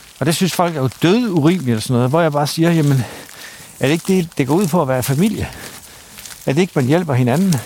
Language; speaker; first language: Danish; native; Danish